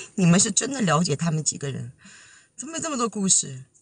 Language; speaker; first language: Chinese; native; Chinese